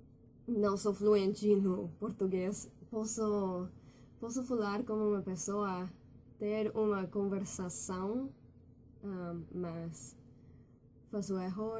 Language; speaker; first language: Portuguese; non-native, learner; English